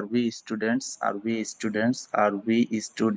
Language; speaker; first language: English; non-native, learner; Bangla